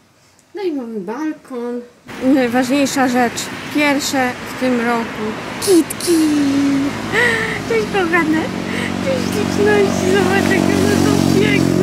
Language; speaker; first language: Polish; native; Polish